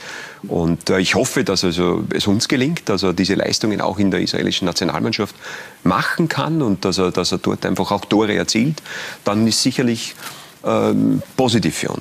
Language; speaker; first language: German; native; German